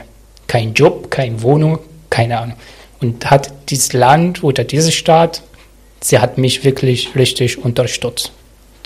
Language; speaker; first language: German; non-native, learner; Arabic